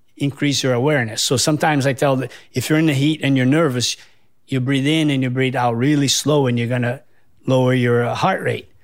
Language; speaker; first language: English; non-native, fluent; Portuguese